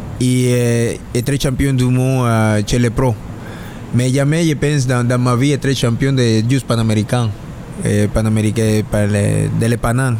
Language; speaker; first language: French; non-native, learner; Spanish